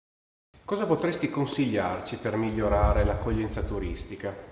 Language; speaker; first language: Italian; native; Italian